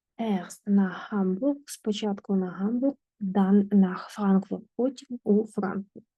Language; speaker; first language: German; non-native, fluent; Ukrainian